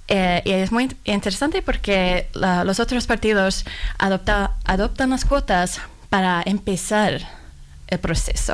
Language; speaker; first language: Spanish; non-native, fluent; Finnish